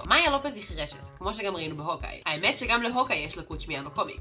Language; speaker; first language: Hebrew; native; Hebrew